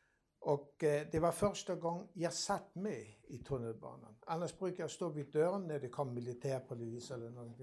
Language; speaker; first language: Swedish; non-native, fluent; German